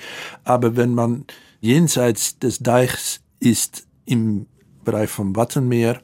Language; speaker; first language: German; non-native, fluent; Dutch